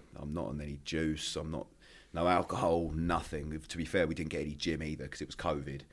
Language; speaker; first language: English; native; English